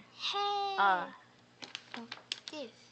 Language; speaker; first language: English; non-native, learner; Korean